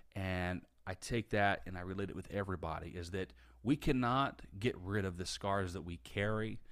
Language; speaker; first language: English; native; English